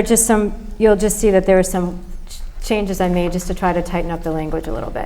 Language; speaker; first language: English; native; English